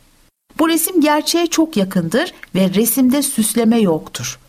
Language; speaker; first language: Turkish; native; Turkish